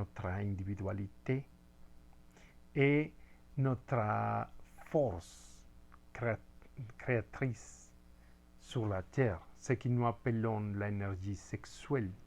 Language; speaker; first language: French; non-native, fluent; Spanish